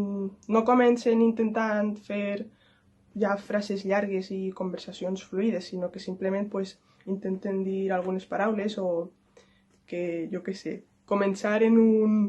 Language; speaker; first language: Catalan; non-native, local second language; Spanish